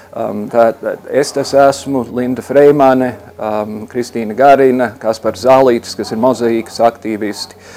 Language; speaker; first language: Latvian; early bilingual, heritage; Latvian